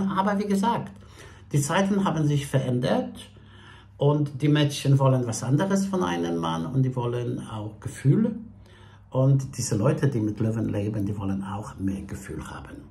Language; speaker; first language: German; non-native, fluent; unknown